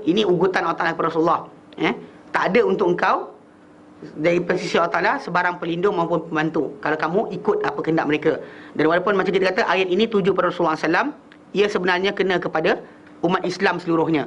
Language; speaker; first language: Malay; native; Malay